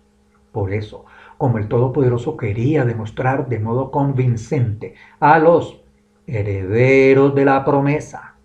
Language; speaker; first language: Spanish; native; Spanish